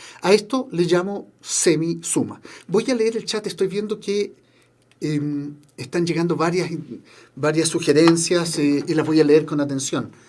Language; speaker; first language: Spanish; native; Spanish